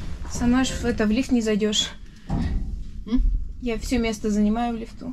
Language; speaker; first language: Russian; native; Russian